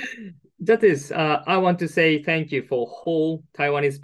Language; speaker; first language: English; non-native, learner; Japanese